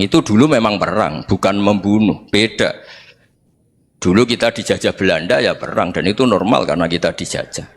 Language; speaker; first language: Indonesian; non-native, local second language; Javanese